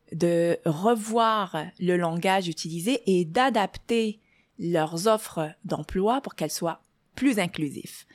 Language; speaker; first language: French; non-native, local second language; Arabic